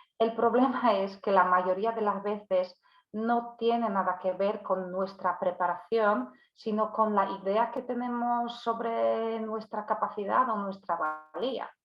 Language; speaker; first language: Spanish; non-native, fluent; Polish